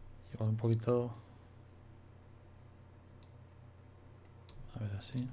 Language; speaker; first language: Spanish; native; Spanish